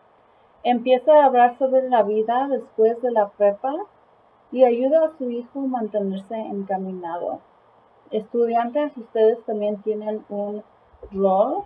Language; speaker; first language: Spanish; early bilingual, heritage; Spanish